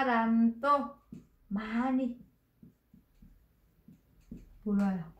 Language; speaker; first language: Korean; non-native, fluent; Vietnamese